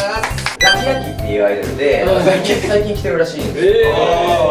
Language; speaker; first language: Japanese; native; Japanese